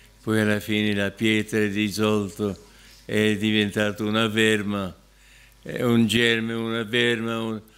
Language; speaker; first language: Italian; non-native, fluent; English